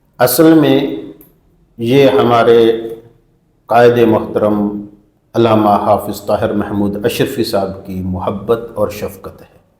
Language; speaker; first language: Urdu; non-native, local second language; Punjabi